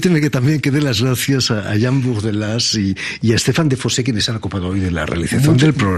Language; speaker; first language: Spanish; native; Spanish